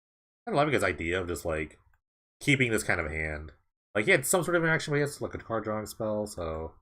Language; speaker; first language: English; native; English